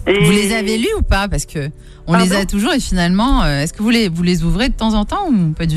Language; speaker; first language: French; native; French